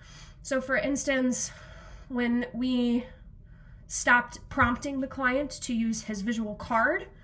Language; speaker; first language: English; native; English